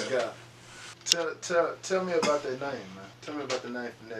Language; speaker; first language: English; native; English